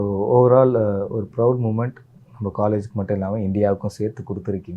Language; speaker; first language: Tamil; native; Tamil